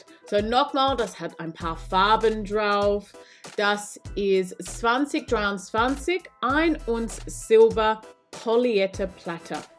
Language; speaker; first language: German; non-native, learner; English